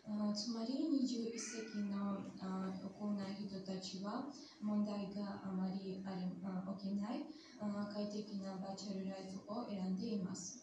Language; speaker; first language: Japanese; non-native, fluent; Armenian